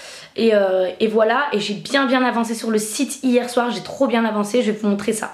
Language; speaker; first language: French; native; French